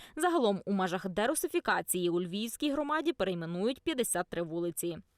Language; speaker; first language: Ukrainian; native; Ukrainian